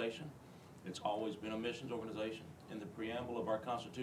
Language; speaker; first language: English; native; English